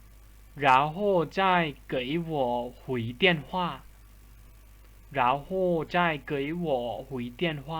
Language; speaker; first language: Chinese; non-native, fluent; Lao